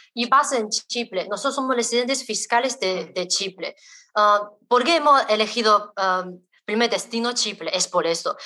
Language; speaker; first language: Spanish; non-native, fluent; Chinese